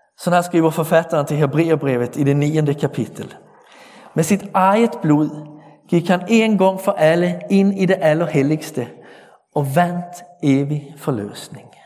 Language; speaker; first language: Danish; native; Danish